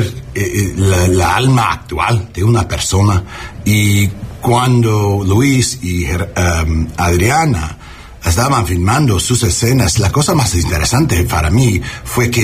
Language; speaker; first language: Spanish; non-native, learner; English